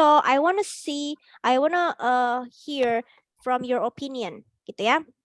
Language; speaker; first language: English; non-native, fluent; Indonesian